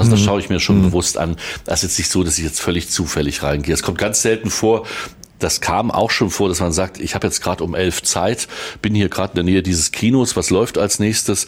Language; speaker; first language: German; native; German